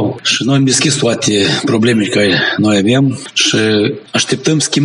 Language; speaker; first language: Romanian; non-native, local second language; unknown